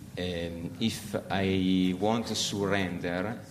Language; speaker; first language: English; non-native, learner; Italian